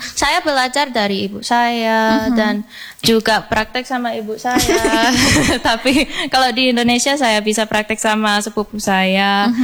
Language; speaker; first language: Indonesian; early bilingual, heritage; English